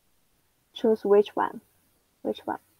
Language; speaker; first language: English; non-native, fluent; Chinese